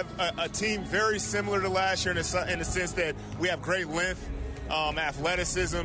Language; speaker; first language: English; native; English